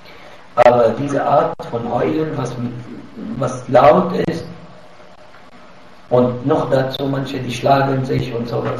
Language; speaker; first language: German; non-native, fluent; Arabic